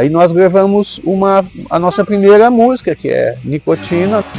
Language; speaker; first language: Portuguese; native; Portuguese